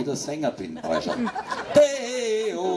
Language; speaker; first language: German; native; German